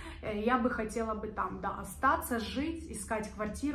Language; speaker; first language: Russian; native; Russian